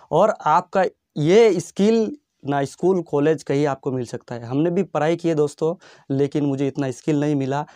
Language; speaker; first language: Hindi; non-native, local second language; Bangla